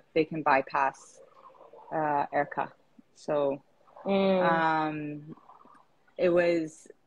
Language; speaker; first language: English; non-native, fluent; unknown